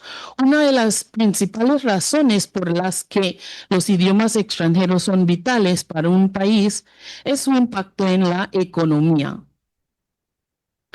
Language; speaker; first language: Spanish; non-native, fluent; English